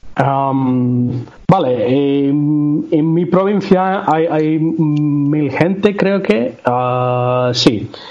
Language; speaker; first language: Spanish; non-native, learner; Tamil